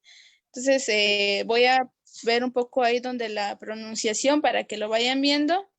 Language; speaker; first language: Spanish; non-native, local second language; Kaqchikel